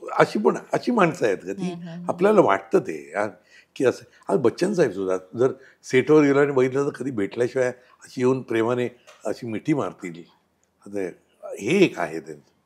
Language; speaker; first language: Marathi; native; Marathi